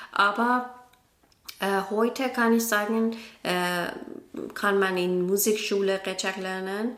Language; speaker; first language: German; non-native, learner; Persian